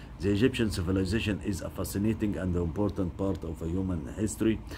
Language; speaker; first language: English; non-native, fluent; Arabic